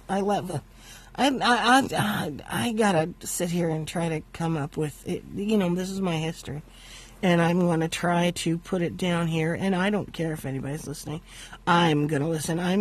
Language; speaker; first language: English; native; English